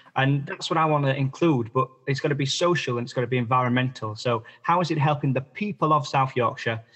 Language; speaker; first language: English; native; English